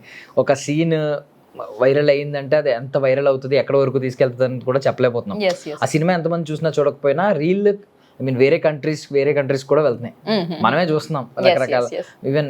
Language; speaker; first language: Telugu; native; Telugu